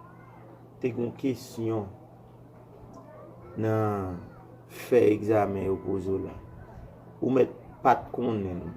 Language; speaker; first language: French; non-native, learner; Haitian Creole